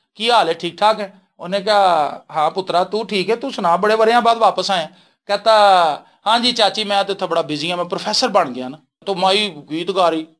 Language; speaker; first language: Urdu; non-native, local second language; Punjabi